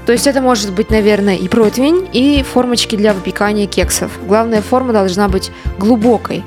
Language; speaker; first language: Russian; native; Russian